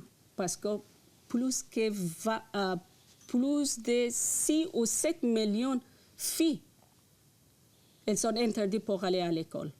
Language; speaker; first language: French; non-native, learner; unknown